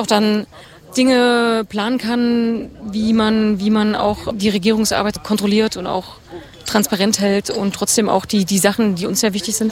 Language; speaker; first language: German; native; German